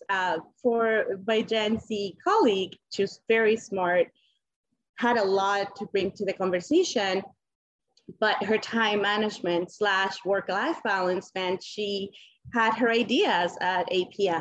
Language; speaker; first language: English; non-native, fluent; Spanish